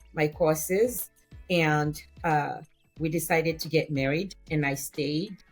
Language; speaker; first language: English; non-native, fluent; French